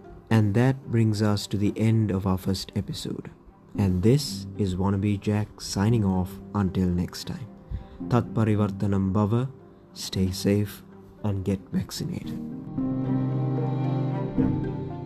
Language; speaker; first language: English; non-native, local second language; Tamil